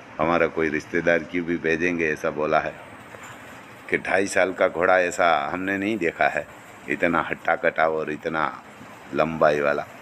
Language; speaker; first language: Hindi; non-native, local second language; Gujarati